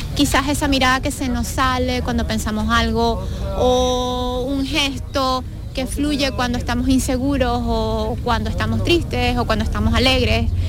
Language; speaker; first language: Spanish; native; Spanish